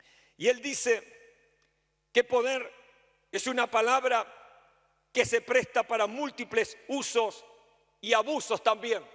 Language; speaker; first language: Spanish; native; Spanish